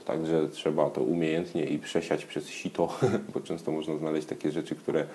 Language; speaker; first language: Polish; native; Polish